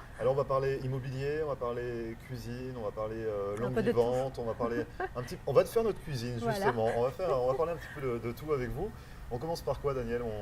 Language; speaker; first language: French; native; French